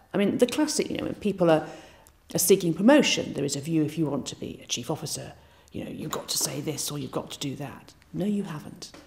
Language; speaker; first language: English; native; English